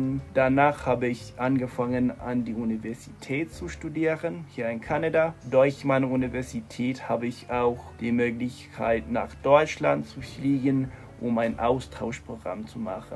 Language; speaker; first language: German; non-native, fluent; English